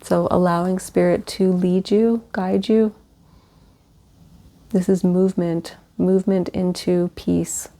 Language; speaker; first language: English; native; English